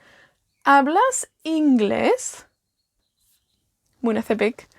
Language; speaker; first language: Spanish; non-native, fluent; Welsh